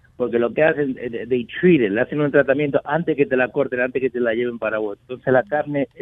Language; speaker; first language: Spanish; native; Spanish